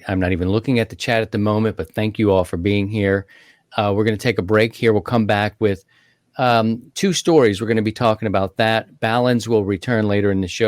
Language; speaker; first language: English; native; English